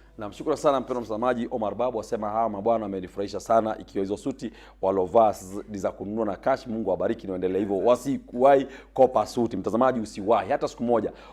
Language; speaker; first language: Swahili; native; Swahili